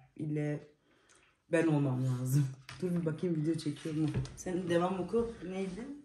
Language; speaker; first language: Turkish; early bilingual, heritage; Turkish